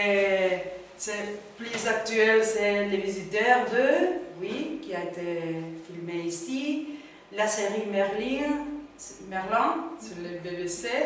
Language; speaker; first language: French; non-native, learner; Spanish